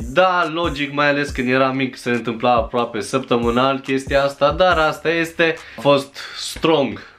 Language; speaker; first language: Romanian; early bilingual, other home language; Chinese